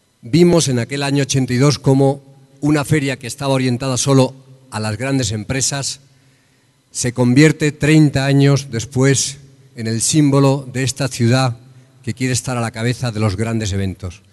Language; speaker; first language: Spanish; native; Spanish